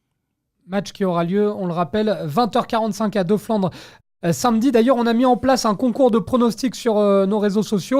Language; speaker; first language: French; native; French